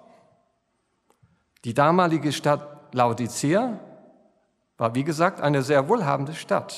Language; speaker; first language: German; native; German